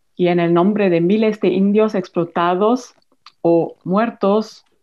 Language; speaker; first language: Spanish; non-native, fluent; German